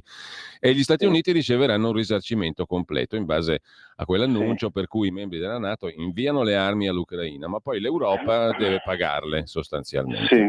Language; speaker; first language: Italian; native; Italian